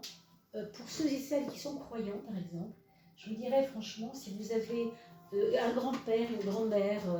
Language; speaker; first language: French; native; French